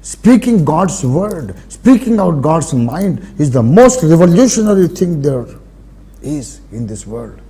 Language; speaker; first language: English; non-native, local second language; Telugu